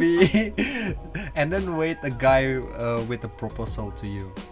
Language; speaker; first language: English; non-native, learner; Indonesian